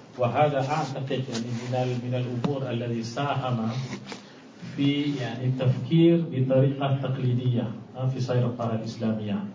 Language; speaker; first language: Arabic; non-native, fluent; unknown